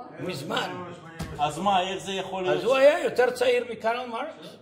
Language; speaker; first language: Hebrew; early bilingual, other home language; Ladino